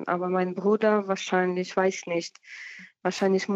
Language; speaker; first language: German; non-native, fluent; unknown